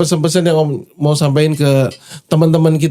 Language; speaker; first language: Indonesian; native; Indonesian